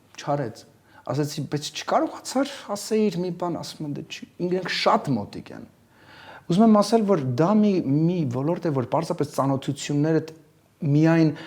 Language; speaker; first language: Armenian; early bilingual, heritage; Armenian